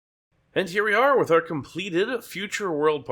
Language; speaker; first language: English; native; English